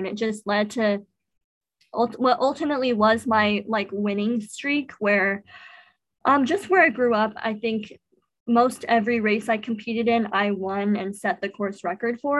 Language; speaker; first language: English; native; English